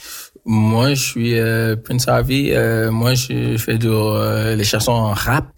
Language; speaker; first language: French; non-native, local second language; English